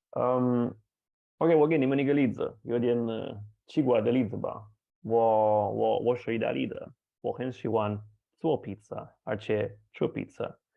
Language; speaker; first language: Chinese; non-native, fluent; Italian